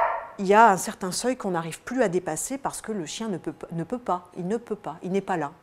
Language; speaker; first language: French; native; French